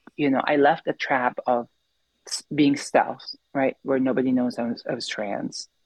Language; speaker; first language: English; non-native, local second language; Filipino